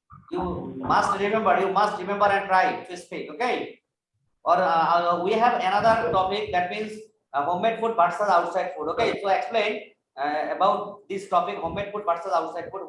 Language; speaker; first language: English; non-native, fluent; Bangla